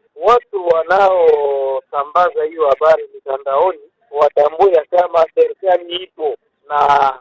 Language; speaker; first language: Swahili; native; Swahili